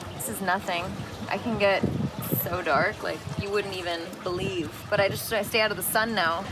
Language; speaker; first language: English; early bilingual, other home language; Spanish